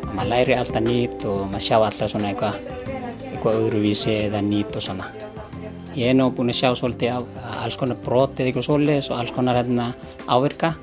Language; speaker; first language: Icelandic; non-native, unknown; Filipino